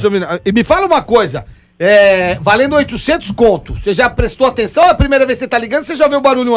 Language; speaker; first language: Portuguese; native; Portuguese